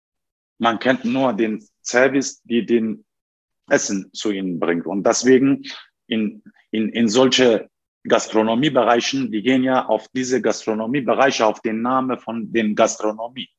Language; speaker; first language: German; non-native, fluent; Turkish